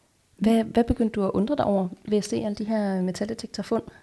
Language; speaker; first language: Danish; native; Danish